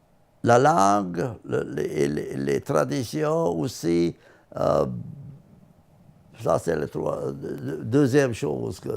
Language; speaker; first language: French; non-native, learner; Latvian